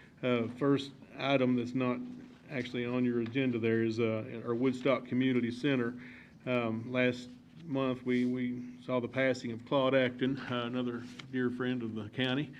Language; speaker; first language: English; native; English